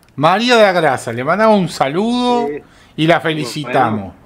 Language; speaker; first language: Spanish; native; Spanish